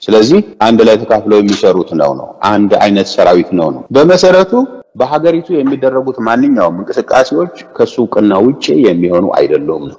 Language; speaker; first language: Amharic; native; Amharic